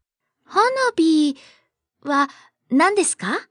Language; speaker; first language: Japanese; non-native, learner; English